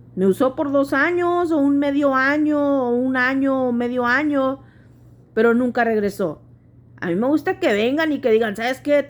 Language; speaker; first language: Spanish; early bilingual, heritage; Spanish